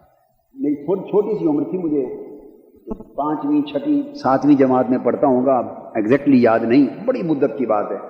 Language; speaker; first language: Urdu; native; Urdu